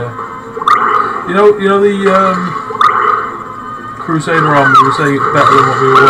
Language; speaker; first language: English; native; English